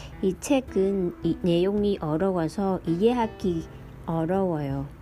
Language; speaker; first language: Korean; non-native, fluent; Vietnamese